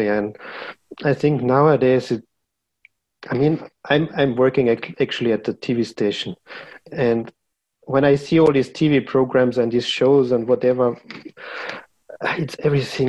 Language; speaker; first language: English; non-native, fluent; German